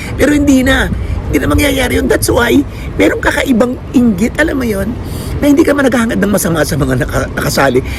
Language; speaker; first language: Filipino; native; Filipino